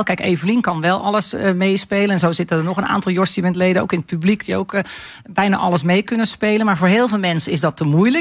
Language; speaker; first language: Dutch; native; Dutch